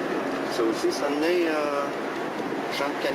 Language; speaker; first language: French; native; French